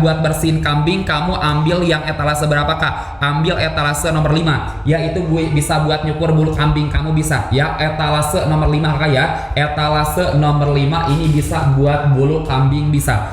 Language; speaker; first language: Indonesian; native; Indonesian